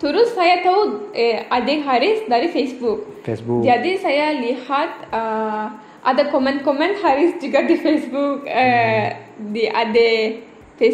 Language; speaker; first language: Indonesian; non-native, learner; Turkish